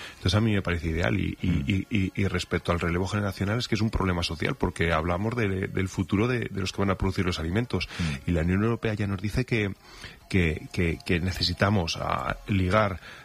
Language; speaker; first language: Spanish; native; Spanish